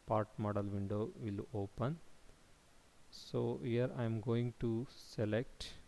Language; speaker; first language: English; non-native, local second language; Kannada